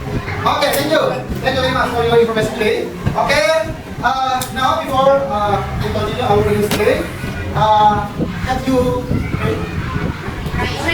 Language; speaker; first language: English; non-native, learner; Indonesian